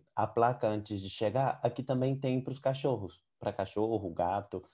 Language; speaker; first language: Portuguese; native; Portuguese